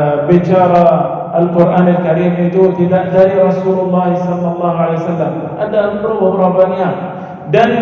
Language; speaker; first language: Indonesian; non-native, learner; Arabic